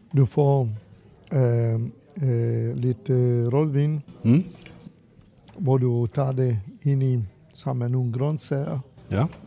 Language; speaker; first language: Danish; non-native, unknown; Italian